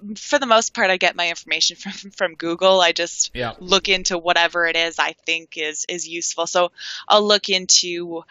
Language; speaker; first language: English; native; English